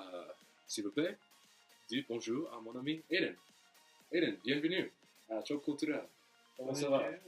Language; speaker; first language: French; non-native, learner; English